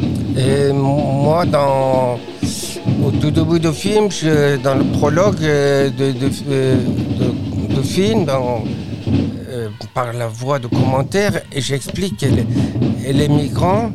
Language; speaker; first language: French; non-native, fluent; Persian